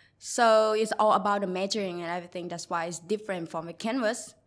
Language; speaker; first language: English; non-native, learner; Thai